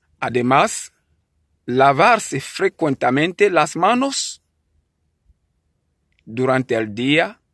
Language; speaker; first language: Spanish; non-native, learner; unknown